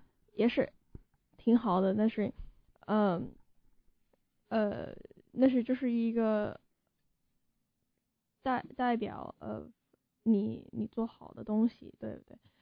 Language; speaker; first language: Chinese; early bilingual, heritage; Chinese